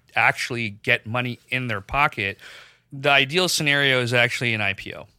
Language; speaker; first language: English; non-native, local second language; Urdu